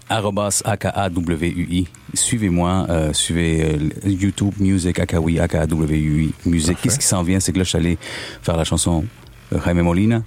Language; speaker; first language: French; early bilingual, other home language; Spanish